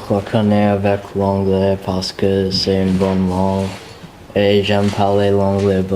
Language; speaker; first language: French; non-native, local second language; English